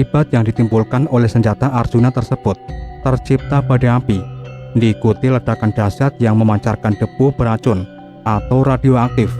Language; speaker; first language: Indonesian; native; Indonesian